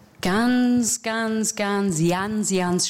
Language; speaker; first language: German; non-native, fluent; English